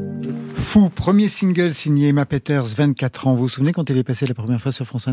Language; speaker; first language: French; native; French